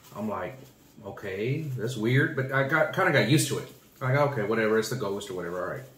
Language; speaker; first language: English; native; English